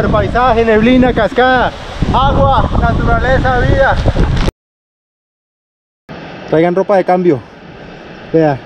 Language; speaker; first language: Spanish; native; Spanish